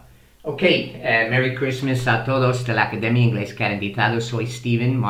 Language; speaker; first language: Spanish; non-native, fluent; English